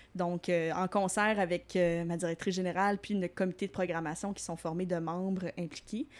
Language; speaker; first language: French; native; French